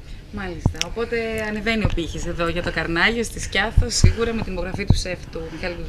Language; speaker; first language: Greek; native; Greek